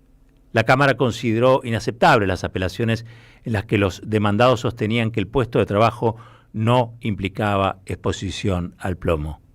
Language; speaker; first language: Spanish; native; Spanish